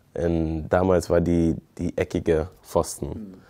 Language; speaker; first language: German; non-native, fluent; English